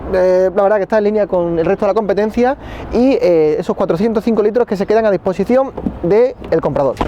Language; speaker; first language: Spanish; native; Spanish